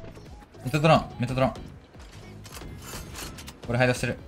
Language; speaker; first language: Japanese; native; Japanese